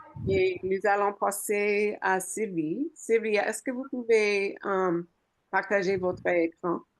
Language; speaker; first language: French; non-native, fluent; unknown